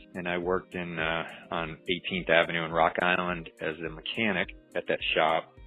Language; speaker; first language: English; native; English